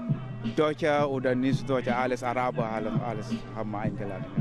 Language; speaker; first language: German; non-native, learner; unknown